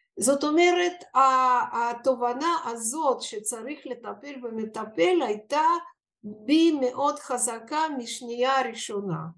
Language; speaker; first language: Hebrew; non-native, fluent; Russian